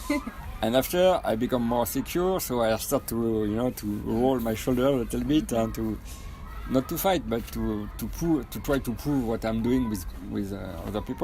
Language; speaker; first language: English; non-native, fluent; French